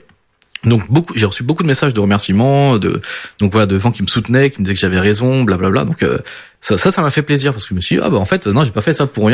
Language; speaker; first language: French; early bilingual, other home language; Portuguese